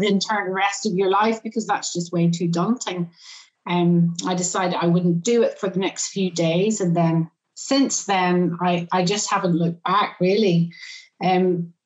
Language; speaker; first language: English; native; English